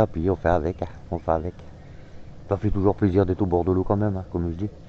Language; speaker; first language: French; native; French